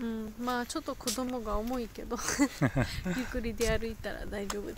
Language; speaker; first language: Japanese; non-native, learner; Georgian